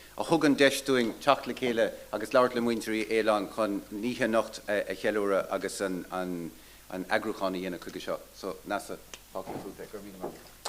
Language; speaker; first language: Irish; native; Irish